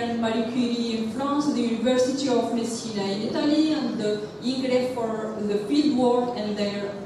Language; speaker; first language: English; non-native, local second language; Arabic